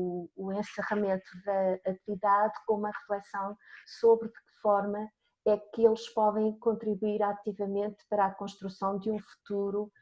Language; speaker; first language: Portuguese; native; Portuguese